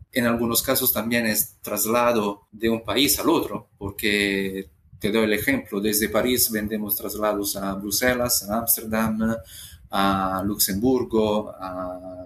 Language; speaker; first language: Spanish; non-native, fluent; Italian